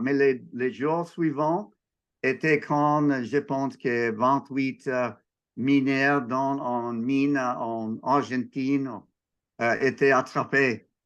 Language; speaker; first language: French; non-native, learner; English